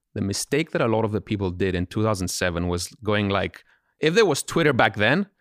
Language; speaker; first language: English; non-native, fluent; Greek